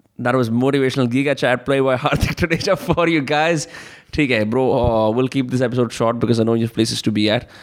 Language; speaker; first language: Hindi; native; Hindi